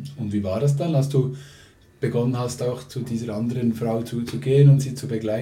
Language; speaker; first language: German; native; German